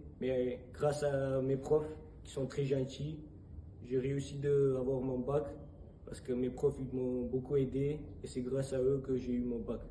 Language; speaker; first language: French; non-native, fluent; Armenian